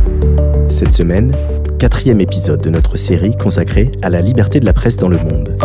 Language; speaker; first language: French; native; French